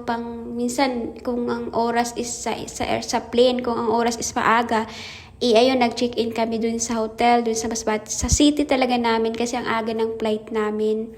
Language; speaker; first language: Filipino; non-native, local second language; Hiligaynon